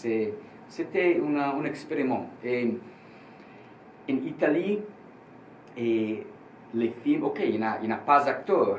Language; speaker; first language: French; non-native, learner; Italian